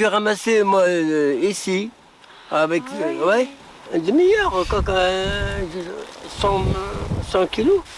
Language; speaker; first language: French; non-native, local second language; Arabic